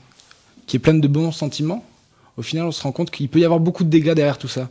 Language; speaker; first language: French; native; French